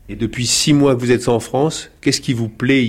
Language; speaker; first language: French; native; French